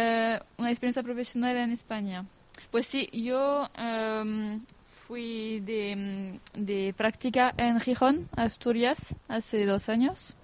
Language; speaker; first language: Spanish; non-native, fluent; French